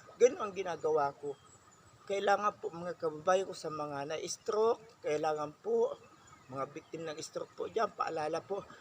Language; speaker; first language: Filipino; non-native, local second language; Bikol